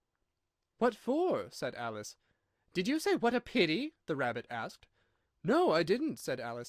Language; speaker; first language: English; native; English